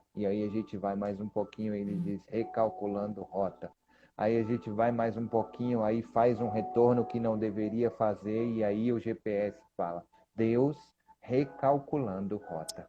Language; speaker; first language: Portuguese; native; Portuguese